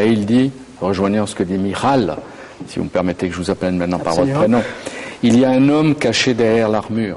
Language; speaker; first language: French; native; French